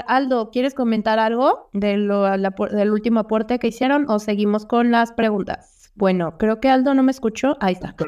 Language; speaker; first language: Spanish; native; Spanish